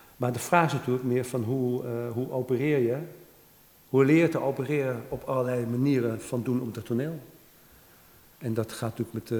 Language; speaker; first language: Dutch; native; Dutch